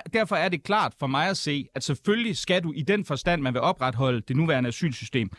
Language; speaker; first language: Danish; native; Danish